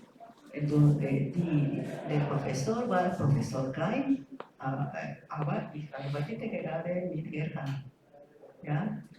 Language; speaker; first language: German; non-native, learner; Spanish